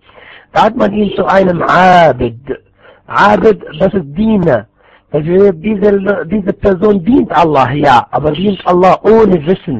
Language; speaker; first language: German; non-native, fluent; Arabic